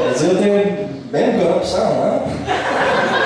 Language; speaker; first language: Portuguese; non-native, learner; English